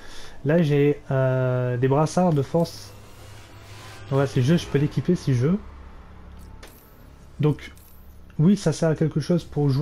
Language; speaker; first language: French; native; French